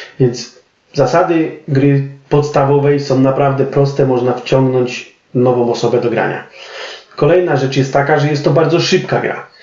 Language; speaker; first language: Polish; native; Polish